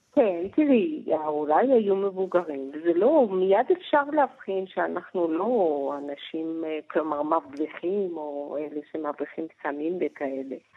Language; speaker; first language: Hebrew; early bilingual, other home language; Persian